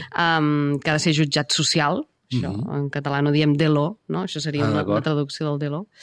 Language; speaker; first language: Catalan; native; Catalan